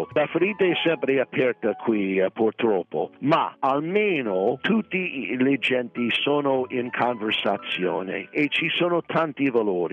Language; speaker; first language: Italian; non-native, fluent; English